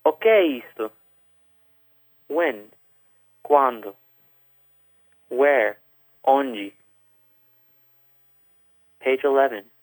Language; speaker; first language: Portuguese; non-native, fluent; English